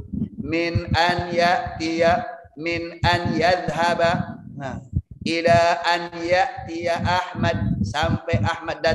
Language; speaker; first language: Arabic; non-native, fluent; Indonesian